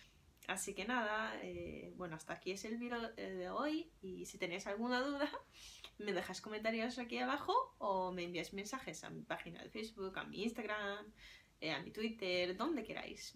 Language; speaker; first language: Spanish; non-native, fluent; Japanese